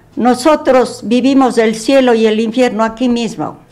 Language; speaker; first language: Spanish; native; Spanish